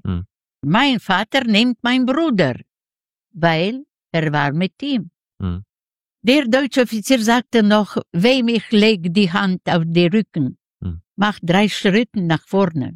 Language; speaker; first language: German; non-native, learner; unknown